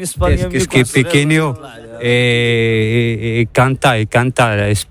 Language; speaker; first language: Spanish; non-native, learner; Arabic